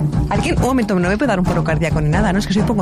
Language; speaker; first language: Spanish; native; Spanish